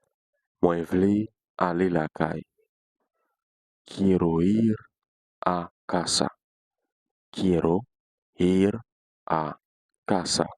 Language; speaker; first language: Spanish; non-native, fluent; Haitian Creole